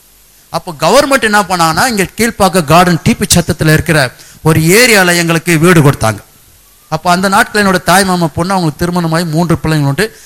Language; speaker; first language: Tamil; native; Tamil